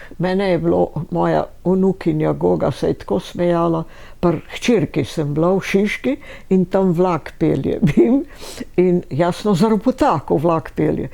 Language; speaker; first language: Slovenian; native; Slovenian